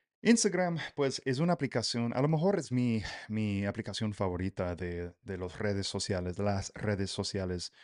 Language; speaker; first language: Spanish; non-native, fluent; English